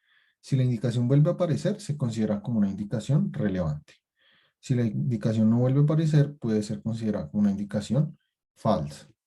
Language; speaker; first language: Spanish; native; Spanish